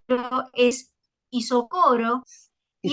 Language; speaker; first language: Spanish; native; Spanish